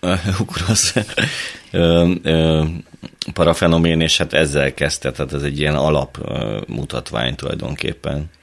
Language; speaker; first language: Hungarian; native; Hungarian